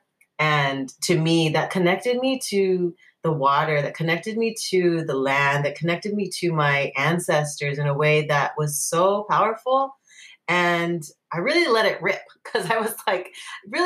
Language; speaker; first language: English; native; English